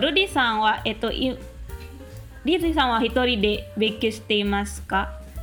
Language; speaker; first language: Japanese; non-native, fluent; Minangkabau